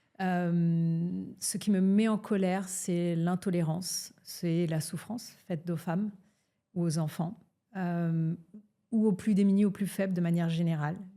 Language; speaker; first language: French; early bilingual, other home language; Portuguese